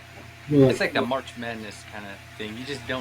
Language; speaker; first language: English; native; English